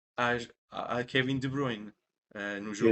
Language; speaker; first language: Portuguese; non-native, fluent; Persian